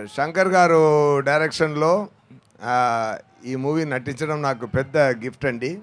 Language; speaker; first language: Telugu; non-native, fluent; Tamil